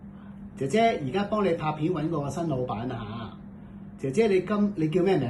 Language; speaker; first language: Cantonese; native; Cantonese